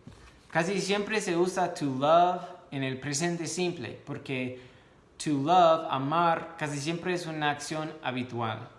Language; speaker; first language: Spanish; non-native, fluent; English